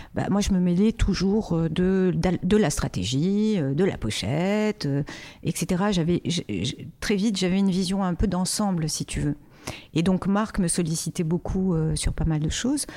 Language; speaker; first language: French; native; French